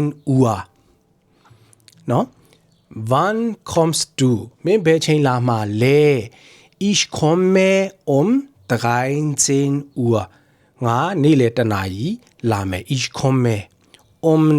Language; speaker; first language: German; non-native, fluent; Burmese